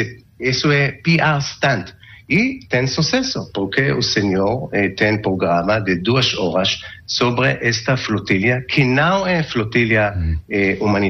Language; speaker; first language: Portuguese; non-native, learner; Hebrew